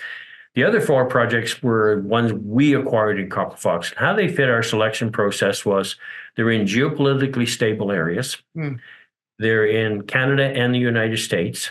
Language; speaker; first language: English; native; English